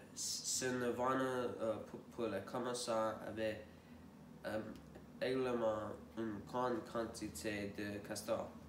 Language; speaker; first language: French; non-native, learner; English